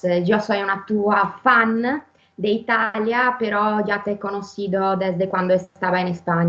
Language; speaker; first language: Spanish; non-native, fluent; Italian